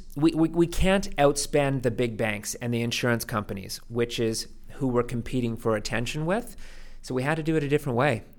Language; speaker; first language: English; native; English